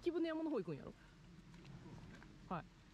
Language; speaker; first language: Japanese; native; Japanese